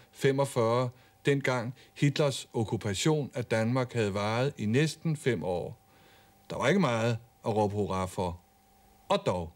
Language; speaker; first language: Danish; native; Danish